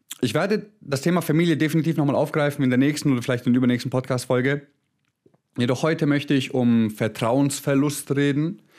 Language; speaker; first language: German; early bilingual, other home language; Croatian